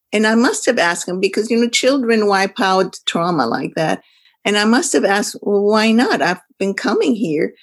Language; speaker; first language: English; non-native, fluent; Arabic